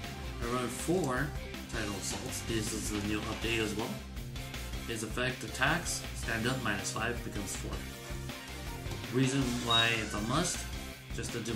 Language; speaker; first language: English; native; English